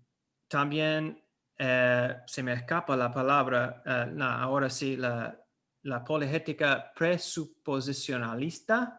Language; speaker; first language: Spanish; non-native, fluent; English